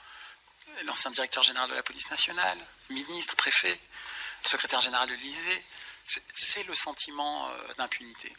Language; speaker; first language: French; native; French